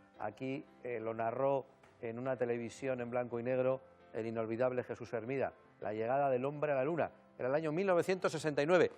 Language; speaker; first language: Spanish; native; Spanish